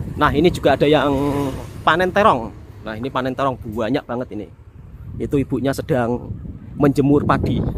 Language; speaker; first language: Indonesian; native; Indonesian